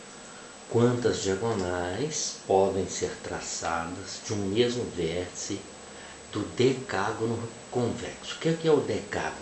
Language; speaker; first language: Portuguese; native; Portuguese